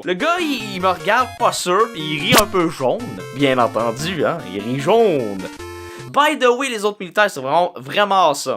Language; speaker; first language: French; native; French